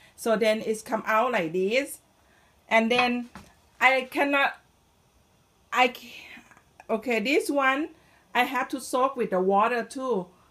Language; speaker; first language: English; non-native, learner; Thai